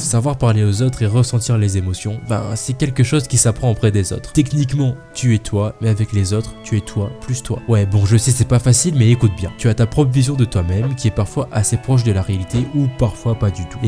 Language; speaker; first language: French; native; French